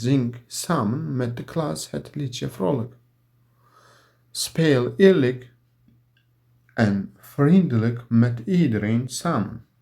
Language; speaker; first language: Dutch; non-native, learner; Turkish